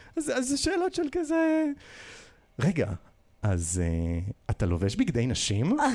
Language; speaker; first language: Hebrew; native; Hebrew